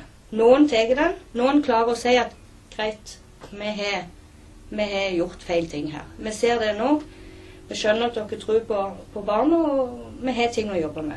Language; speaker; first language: Norwegian; native; Norwegian